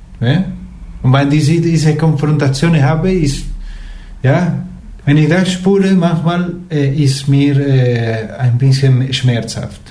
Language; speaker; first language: German; non-native, fluent; Spanish